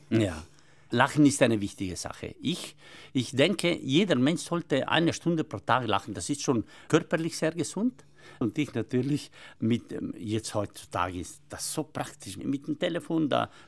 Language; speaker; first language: German; non-native, local second language; Ladin